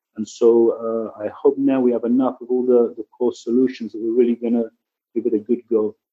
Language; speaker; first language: English; native; English